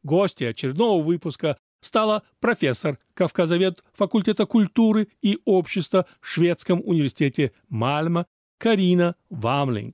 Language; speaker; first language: Russian; non-native, local second language; Chechen